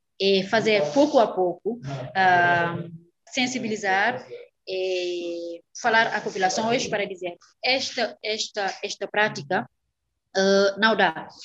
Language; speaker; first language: Portuguese; non-native, fluent; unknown